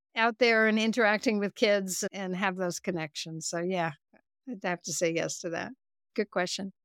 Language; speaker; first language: English; native; English